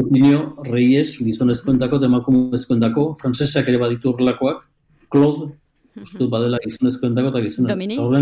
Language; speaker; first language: Basque; native; Basque